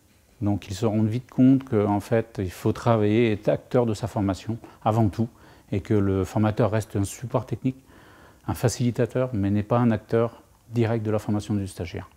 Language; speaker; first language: French; native; French